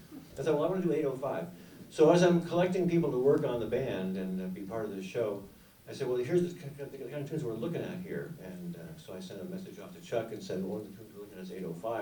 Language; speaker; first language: English; native; English